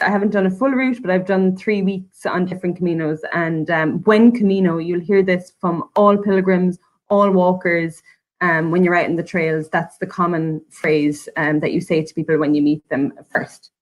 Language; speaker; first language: English; native; English